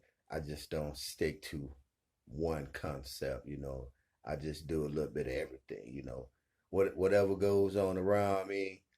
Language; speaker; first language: English; native; English